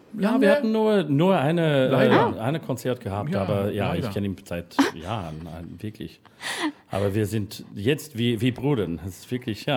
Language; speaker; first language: German; non-native, fluent; English